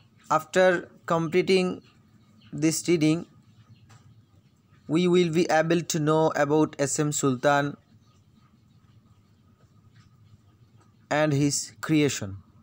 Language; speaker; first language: English; non-native, local second language; Bangla